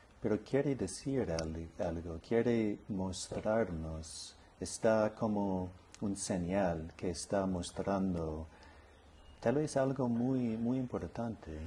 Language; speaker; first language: Spanish; non-native, learner; English